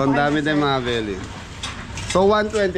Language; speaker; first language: Filipino; native; Filipino